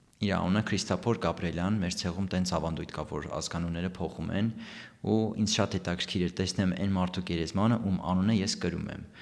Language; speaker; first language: Armenian; early bilingual, heritage; Armenian